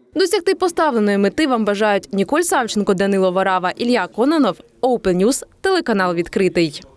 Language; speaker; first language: Ukrainian; native; Ukrainian